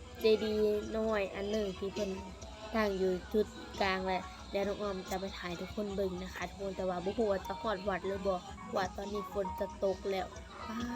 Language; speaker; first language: Thai; non-native, local second language; Lao